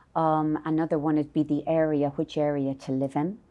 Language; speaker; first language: English; native; English